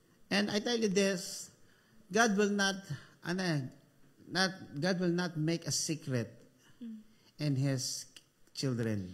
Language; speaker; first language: English; non-native, local second language; Filipino